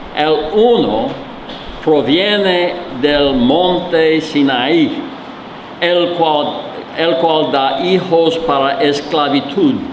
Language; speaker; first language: Spanish; non-native, learner; English